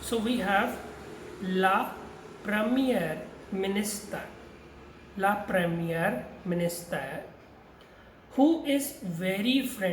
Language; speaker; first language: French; non-native, learner; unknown